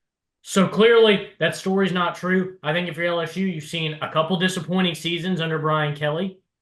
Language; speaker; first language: English; native; English